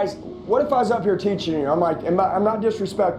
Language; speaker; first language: English; native; English